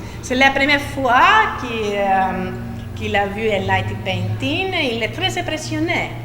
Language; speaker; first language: French; non-native, fluent; Greek